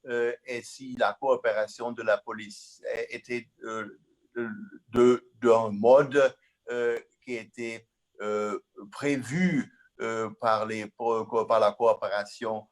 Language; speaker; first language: French; non-native, fluent; German